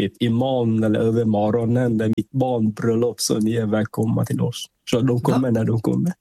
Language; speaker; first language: Swedish; non-native, fluent; Vietnamese